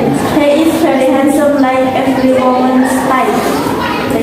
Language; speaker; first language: English; non-native, learner; Indonesian